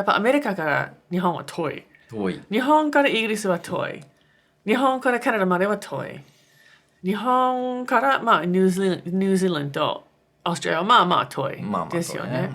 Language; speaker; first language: Japanese; non-native, fluent; English